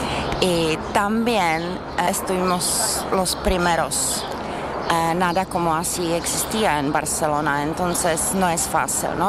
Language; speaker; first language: Spanish; non-native, fluent; Czech